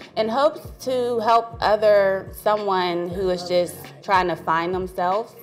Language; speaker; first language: English; native; English